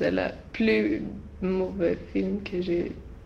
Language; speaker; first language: French; non-native, learner; Swedish